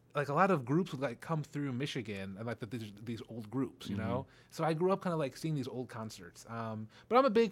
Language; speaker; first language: English; native; English